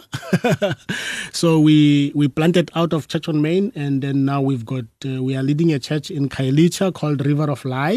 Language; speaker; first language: English; non-native, local second language; Tswana